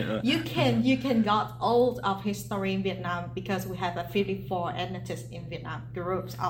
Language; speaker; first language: English; non-native, learner; Vietnamese